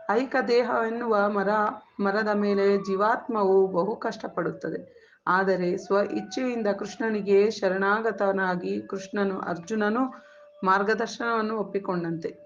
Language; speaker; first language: Kannada; native; Kannada